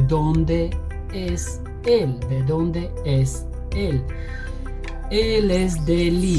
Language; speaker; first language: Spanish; non-native, fluent; Bulgarian